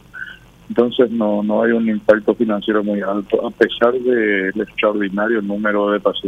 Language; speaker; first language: Spanish; native; Spanish